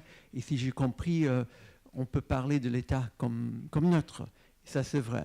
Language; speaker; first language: French; non-native, fluent; English